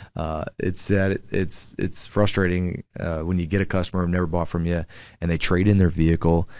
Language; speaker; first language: English; native; English